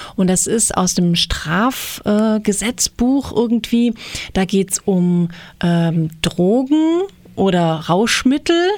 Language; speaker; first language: German; native; German